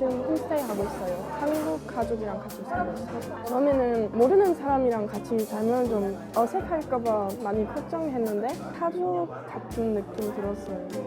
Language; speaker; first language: Korean; non-native, learner; German